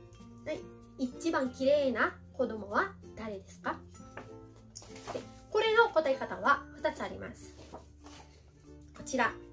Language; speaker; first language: Japanese; non-native, fluent; Filipino